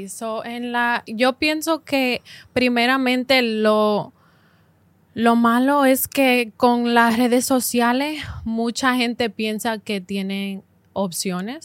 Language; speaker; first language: Spanish; early bilingual, heritage; Spanish